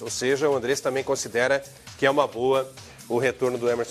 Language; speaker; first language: Portuguese; native; Portuguese